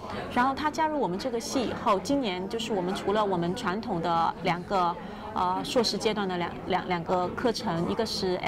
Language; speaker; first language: Chinese; native; Chinese